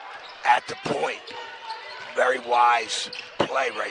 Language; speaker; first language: English; native; English